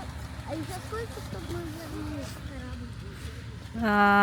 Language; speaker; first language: Russian; non-native, local second language; Yakut